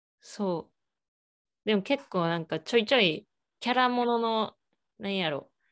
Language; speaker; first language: Japanese; native; Japanese